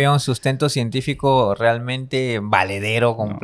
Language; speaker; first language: Spanish; native; Spanish